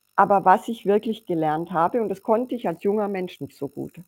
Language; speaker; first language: German; native; German